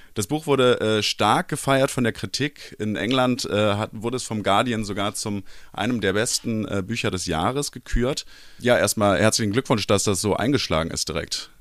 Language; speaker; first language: German; native; German